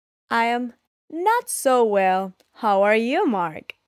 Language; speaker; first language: English; non-native, learner; Spanish